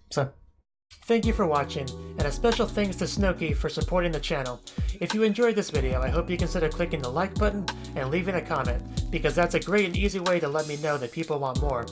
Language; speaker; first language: English; native; English